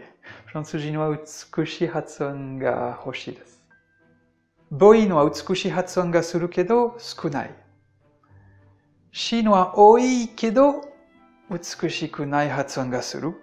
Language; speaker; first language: Japanese; non-native, fluent; French